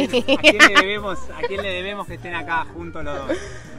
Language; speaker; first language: Spanish; native; Spanish